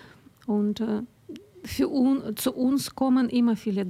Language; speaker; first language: German; non-native, learner; Ukrainian